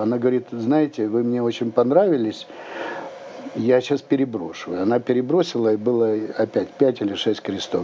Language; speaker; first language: Russian; native; Russian